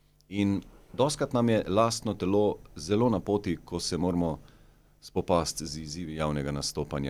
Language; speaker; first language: Slovenian; native; Slovenian